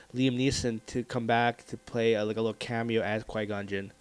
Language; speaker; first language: English; early bilingual, other home language; Filipino